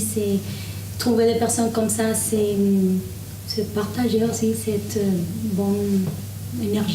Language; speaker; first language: French; non-native, learner; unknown